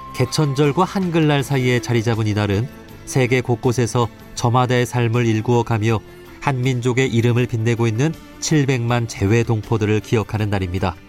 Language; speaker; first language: Korean; native; Korean